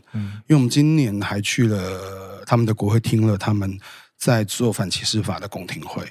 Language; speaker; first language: Chinese; native; Chinese